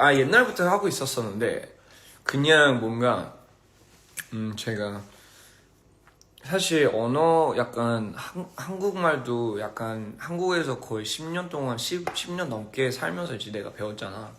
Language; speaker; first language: Korean; early bilingual, heritage; English